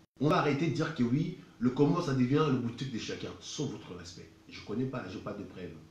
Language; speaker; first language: French; non-native, local second language; Lingala